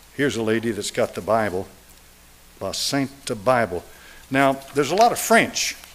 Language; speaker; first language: English; native; English